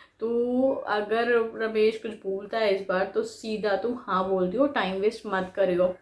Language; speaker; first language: Hindi; non-native, local second language; Bangla